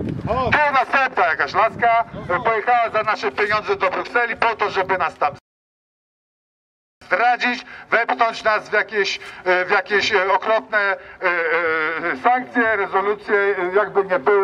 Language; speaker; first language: Polish; native; Polish